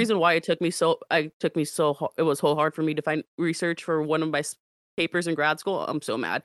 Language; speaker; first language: English; native; English